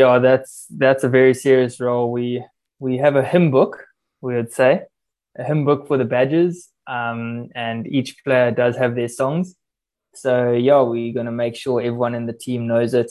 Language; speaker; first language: English; native; English